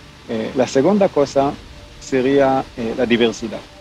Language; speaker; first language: Spanish; non-native, fluent; Hebrew